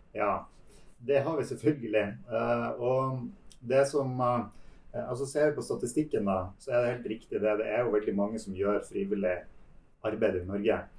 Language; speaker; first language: Norwegian; native; Norwegian